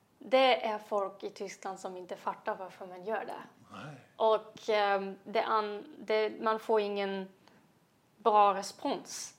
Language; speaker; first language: Swedish; non-native, fluent; German